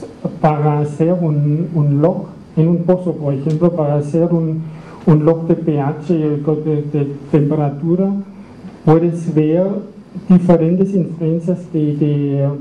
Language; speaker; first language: Spanish; non-native, learner; German